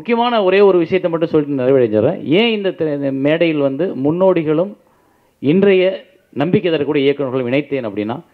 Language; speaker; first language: Tamil; native; Tamil